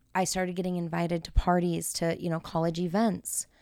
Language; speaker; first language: English; native; English